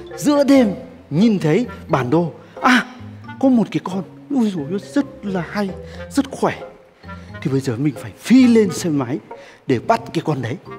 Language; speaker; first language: Vietnamese; non-native, fluent; Turkish